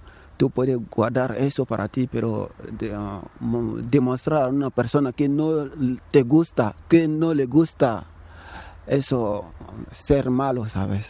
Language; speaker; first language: Spanish; non-native, learner; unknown